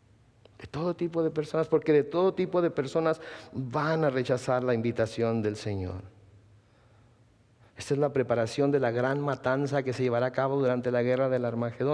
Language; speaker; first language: Spanish; native; Spanish